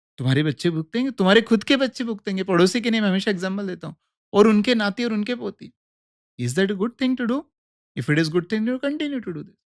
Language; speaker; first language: Hindi; native; Hindi